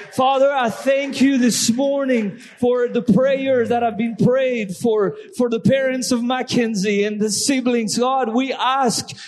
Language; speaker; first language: English; non-native, fluent; French